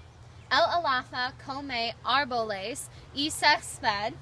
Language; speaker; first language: Spanish; non-native, learner; English